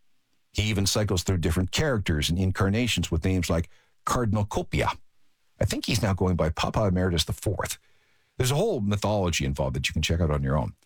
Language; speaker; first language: English; native; English